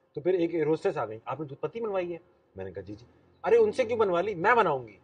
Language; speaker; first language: Urdu; native; Urdu